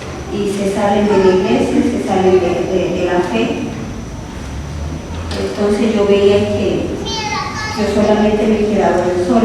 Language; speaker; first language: Spanish; non-native, local second language; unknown